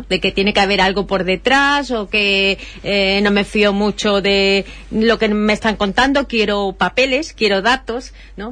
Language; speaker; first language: Spanish; native; Spanish